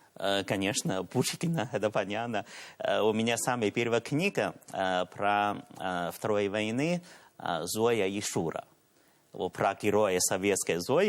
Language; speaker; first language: Russian; non-native, learner; Chinese